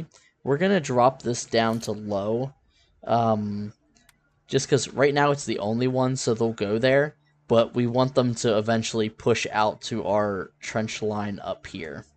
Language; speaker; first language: English; native; English